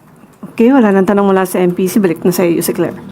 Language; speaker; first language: Filipino; native; Filipino